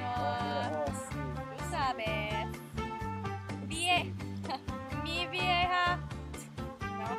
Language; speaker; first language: Spanish; non-native, learner; English